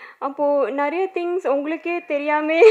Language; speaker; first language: Tamil; non-native, learner; Bangla